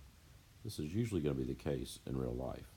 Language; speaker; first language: English; native; English